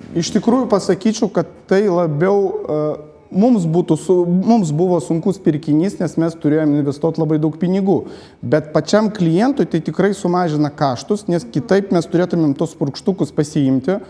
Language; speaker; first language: Lithuanian; non-native, local second language; Polish